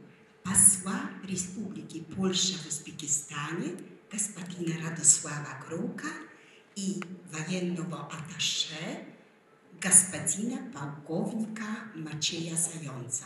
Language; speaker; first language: Russian; non-native, fluent; Polish